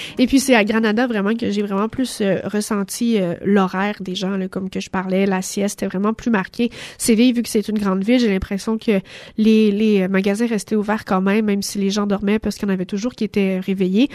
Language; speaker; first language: French; native; French